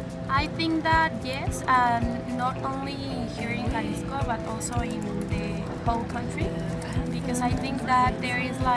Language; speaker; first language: English; non-native, fluent; Spanish